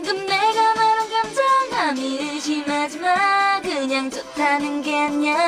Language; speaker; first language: Korean; native; Korean